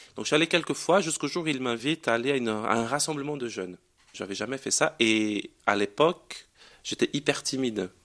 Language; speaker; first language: French; non-native, fluent; Portuguese